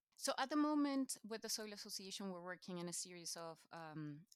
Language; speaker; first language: English; non-native, fluent; Spanish